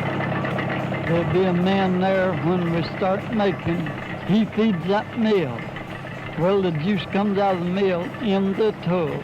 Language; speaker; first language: English; native; English